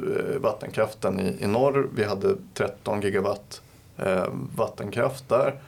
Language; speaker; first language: Swedish; native; Swedish